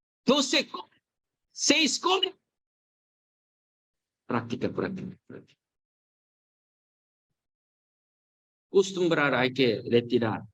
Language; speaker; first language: Spanish; non-native, learner; Korean